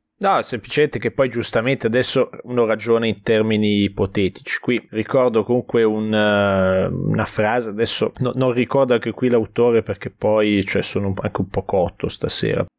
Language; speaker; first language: Italian; native; Italian